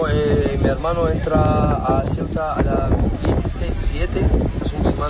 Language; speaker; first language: Spanish; non-native, learner; Arabic